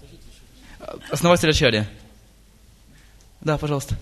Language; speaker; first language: Russian; native; Russian